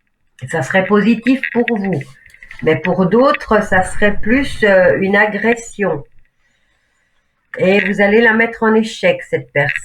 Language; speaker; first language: French; native; French